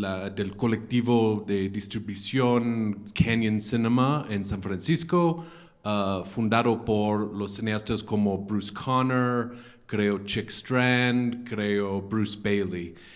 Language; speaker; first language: Spanish; non-native, fluent; English